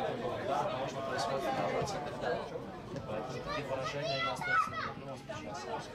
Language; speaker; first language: Russian; native; Russian